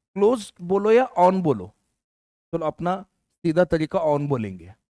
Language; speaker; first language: Hindi; non-native, local second language; Marathi